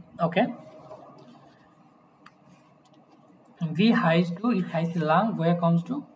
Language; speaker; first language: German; non-native, fluent; Bangla